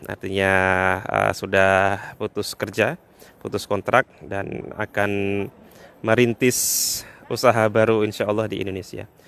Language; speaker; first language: Indonesian; native; Indonesian